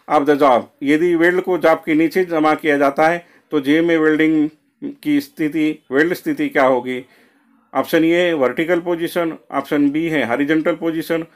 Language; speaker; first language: Hindi; non-native, local second language; Marathi